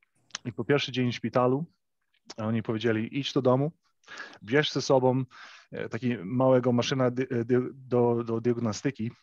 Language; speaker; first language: Polish; early bilingual, heritage; English